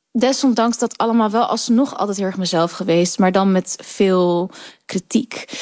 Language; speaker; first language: Dutch; early bilingual, other home language; Kurdish